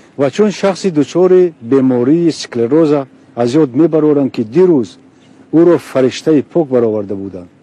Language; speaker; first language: Tajik; non-native, local second language; Shughni